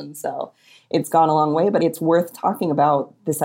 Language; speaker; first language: English; native; English